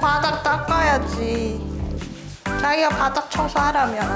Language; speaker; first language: Korean; native; Korean